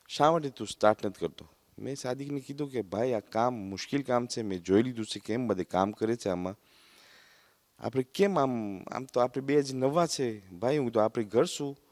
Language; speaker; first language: Gujarati; early bilingual, heritage; Gujarati